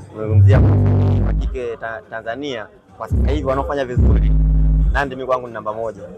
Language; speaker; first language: Swahili; native; Swahili